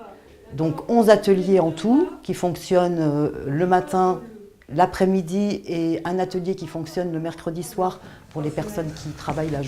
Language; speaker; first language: French; native; French